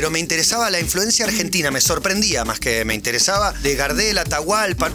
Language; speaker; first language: Spanish; native; Spanish